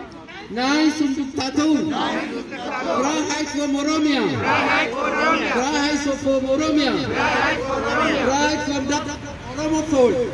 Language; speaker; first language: German; non-native, learner; Oromo